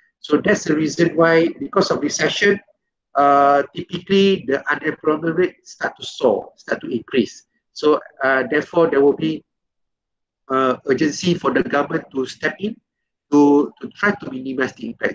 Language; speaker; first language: English; non-native, local second language; Malay